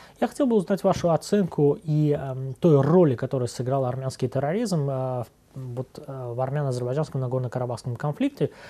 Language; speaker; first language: Russian; non-native, local second language; Azerbaijani